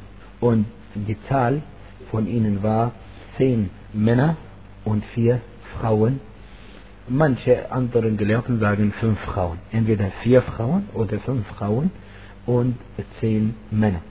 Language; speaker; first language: German; non-native, fluent; Arabic